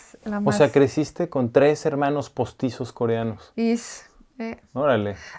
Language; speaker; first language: Spanish; native; Spanish